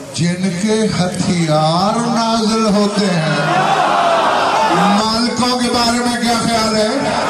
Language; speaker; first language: Urdu; non-native, local second language; Saraiki